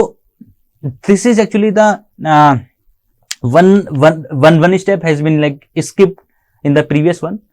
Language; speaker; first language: English; non-native, local second language; Hindi